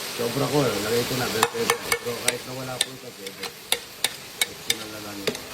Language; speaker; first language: Filipino; non-native, local second language; Pampanga